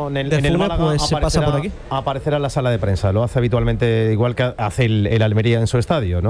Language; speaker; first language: Spanish; native; Spanish